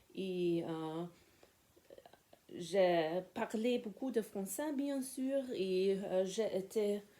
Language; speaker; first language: French; non-native, learner; German